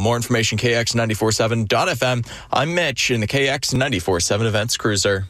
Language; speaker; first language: English; native; English